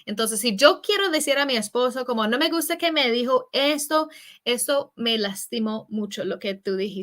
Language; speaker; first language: Spanish; non-native, fluent; English